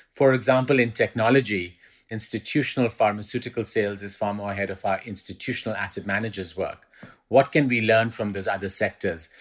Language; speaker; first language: English; non-native, local second language; Urdu